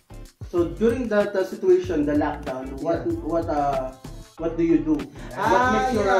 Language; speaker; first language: English; non-native, local second language; Filipino